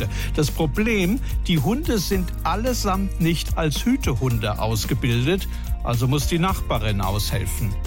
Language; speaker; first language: German; native; German